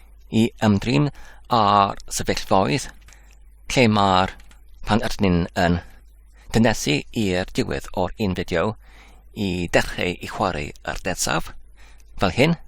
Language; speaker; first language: Welsh; non-native, learner; English